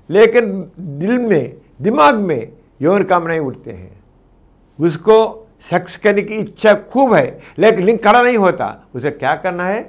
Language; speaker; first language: Hindi; non-native, local second language; Telugu